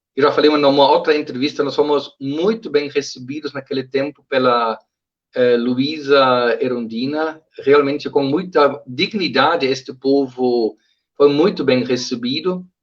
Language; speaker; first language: Portuguese; non-native, fluent; German